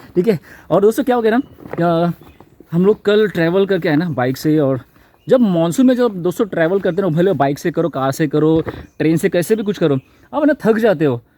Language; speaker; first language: Hindi; non-native, local second language; Marathi